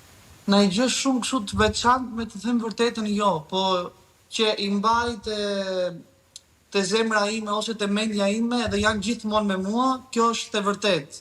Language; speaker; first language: Albanian; early bilingual, heritage; Albanian